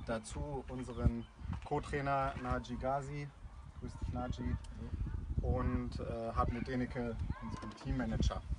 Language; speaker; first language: German; native; German